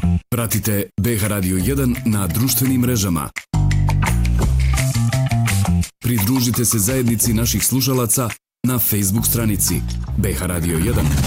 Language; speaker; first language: Bosnian; native; Bosnian